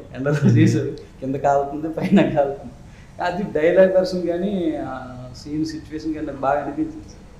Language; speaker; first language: Telugu; native; Telugu